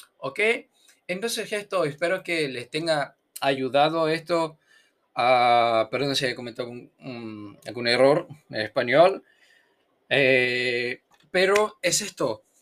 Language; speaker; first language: Spanish; non-native, fluent; Portuguese